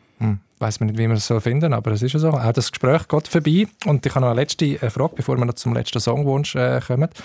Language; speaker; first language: German; native; German